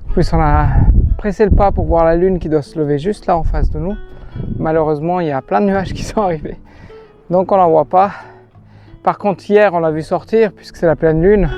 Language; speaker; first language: French; native; French